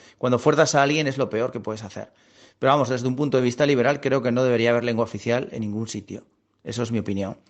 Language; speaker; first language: Spanish; native; Spanish